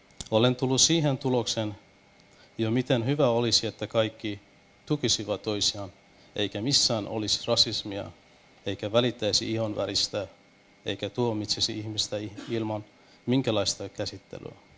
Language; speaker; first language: Finnish; non-native, fluent; Persian